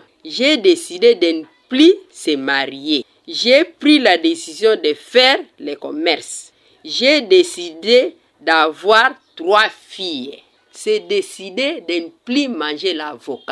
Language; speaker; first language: French; non-native, learner; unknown